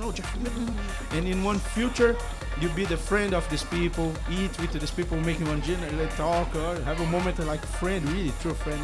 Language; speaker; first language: English; non-native, learner; Portuguese